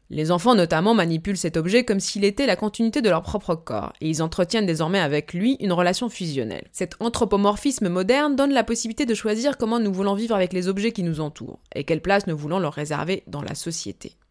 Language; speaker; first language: French; native; French